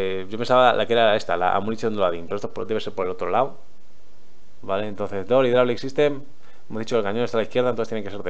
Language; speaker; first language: Spanish; native; Spanish